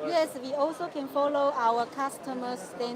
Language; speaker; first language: English; non-native, local second language; Chinese